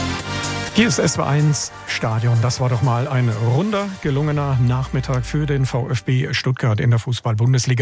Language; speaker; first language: German; native; German